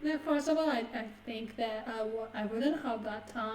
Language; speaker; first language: English; non-native, fluent; Japanese